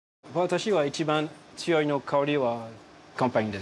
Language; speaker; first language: Japanese; non-native, learner; French